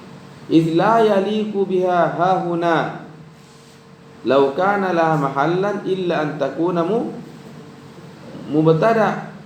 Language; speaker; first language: Arabic; non-native, fluent; Indonesian